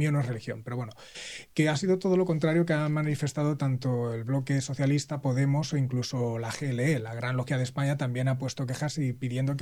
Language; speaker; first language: Spanish; native; Spanish